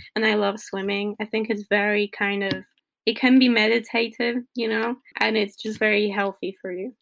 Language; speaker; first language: English; non-native, fluent; Polish